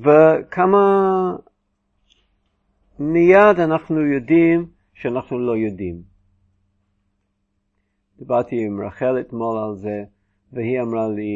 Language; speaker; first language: Hebrew; non-native, fluent; English